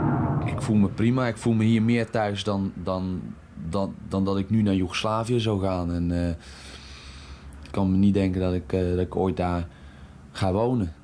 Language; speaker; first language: Dutch; early bilingual, other home language; Croatian